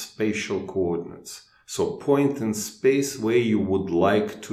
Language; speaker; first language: English; non-native, fluent; Russian